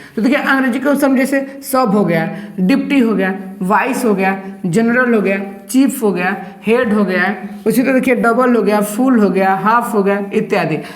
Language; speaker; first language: Hindi; native; Hindi